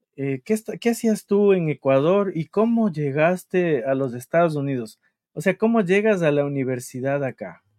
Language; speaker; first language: Spanish; native; Spanish